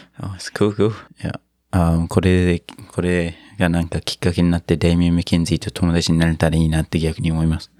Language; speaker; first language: Japanese; non-native, fluent; English